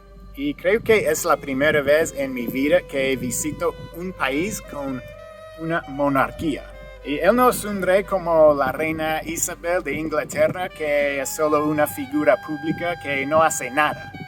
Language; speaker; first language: Spanish; non-native, fluent; English